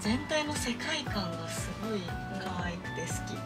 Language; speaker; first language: Japanese; native; Japanese